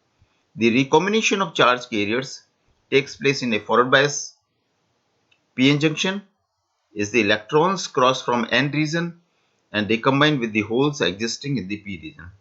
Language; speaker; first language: English; non-native, local second language; Hindi